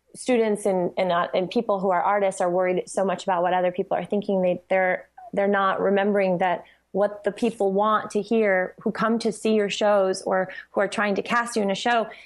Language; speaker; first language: English; native; English